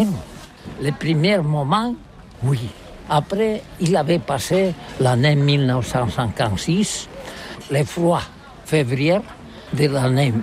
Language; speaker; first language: French; non-native, learner; Catalan